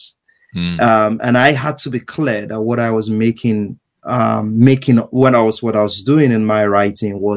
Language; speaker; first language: English; non-native, local second language; Igbo